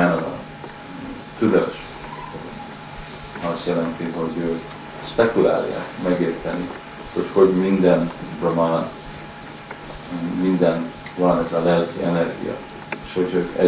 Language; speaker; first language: Hungarian; early bilingual, heritage; Hungarian